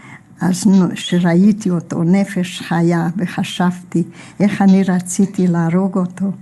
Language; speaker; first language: Hebrew; non-native, fluent; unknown